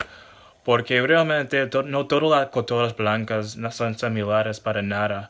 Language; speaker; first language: Spanish; non-native, learner; English